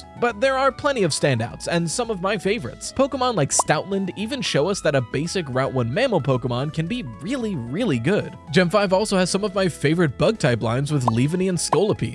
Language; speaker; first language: English; native; English